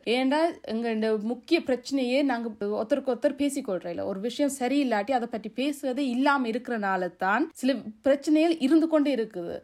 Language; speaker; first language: Tamil; early bilingual, heritage; Tamil